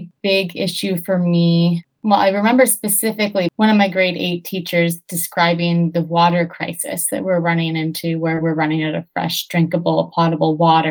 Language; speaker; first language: English; native; English